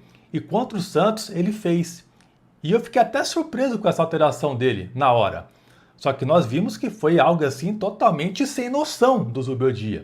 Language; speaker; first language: Portuguese; native; Portuguese